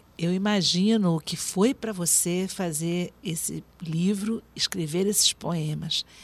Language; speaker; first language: Portuguese; native; Portuguese